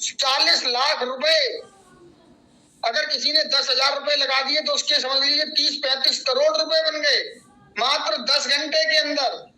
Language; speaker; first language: Hindi; native; Hindi